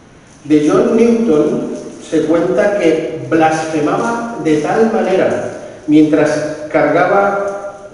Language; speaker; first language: Spanish; native; Spanish